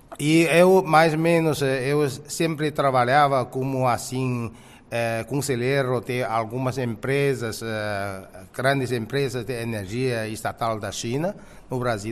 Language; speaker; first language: Portuguese; non-native, fluent; Chinese